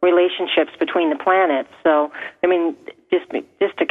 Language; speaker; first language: English; native; English